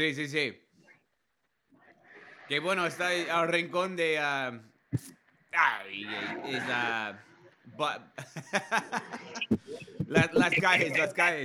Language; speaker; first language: Spanish; non-native, learner; English